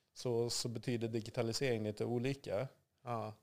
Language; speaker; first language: Swedish; native; Swedish